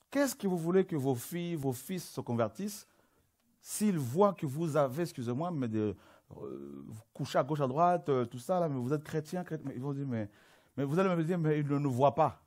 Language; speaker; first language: French; non-native, local second language; Lingala